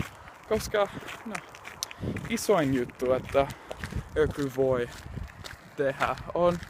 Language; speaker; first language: Finnish; non-native, learner; English